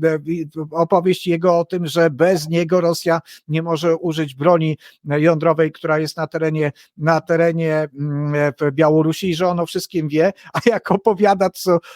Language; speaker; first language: Polish; native; Polish